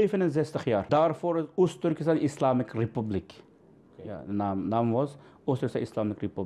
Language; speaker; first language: Dutch; non-native, learner; Uyghur